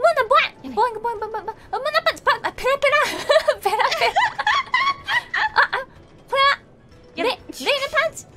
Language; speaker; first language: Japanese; non-native, learner; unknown